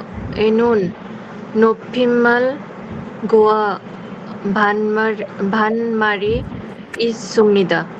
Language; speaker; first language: Korean; non-native, learner; Bangla